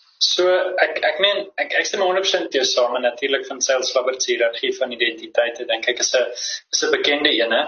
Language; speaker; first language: Afrikaans; native; Afrikaans